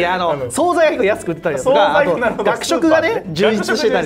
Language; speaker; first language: Japanese; native; Japanese